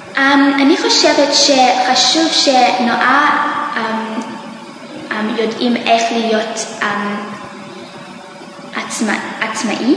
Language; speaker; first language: Hebrew; non-native, learner; English